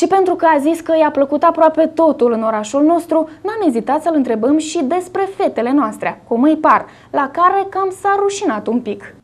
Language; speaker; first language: Romanian; native; Romanian